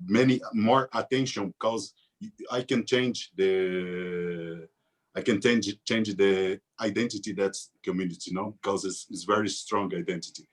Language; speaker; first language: English; non-native, learner; Portuguese